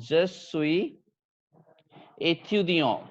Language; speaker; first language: French; non-native, fluent; Hindi